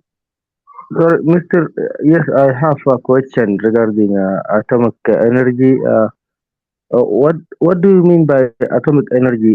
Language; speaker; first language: English; non-native, learner; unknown